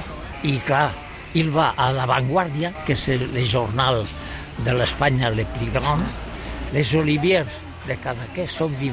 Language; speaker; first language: French; non-native, learner; Catalan